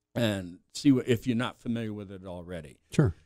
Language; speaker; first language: English; native; English